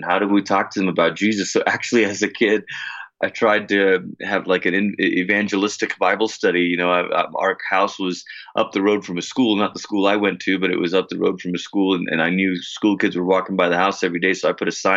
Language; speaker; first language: English; native; English